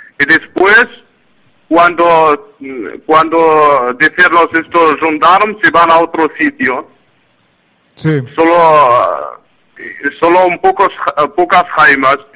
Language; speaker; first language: Spanish; non-native, learner; Arabic